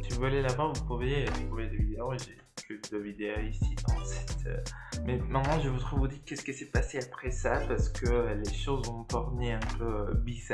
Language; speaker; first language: French; non-native, learner; Spanish